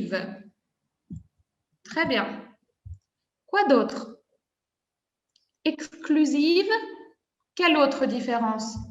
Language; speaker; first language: French; non-native, fluent; Spanish